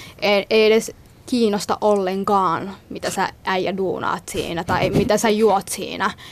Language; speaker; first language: Finnish; early bilingual, other home language; Somali